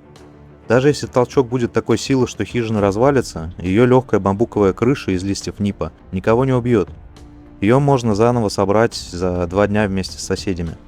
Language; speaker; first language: Russian; native; Russian